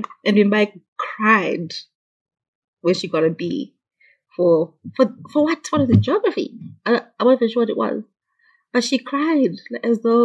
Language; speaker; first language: English; non-native, local second language; Shona